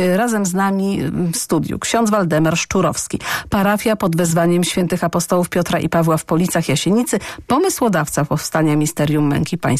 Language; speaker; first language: Polish; native; Polish